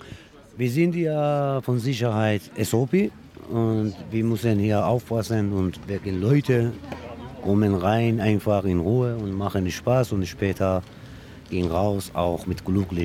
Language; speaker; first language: German; non-native, learner; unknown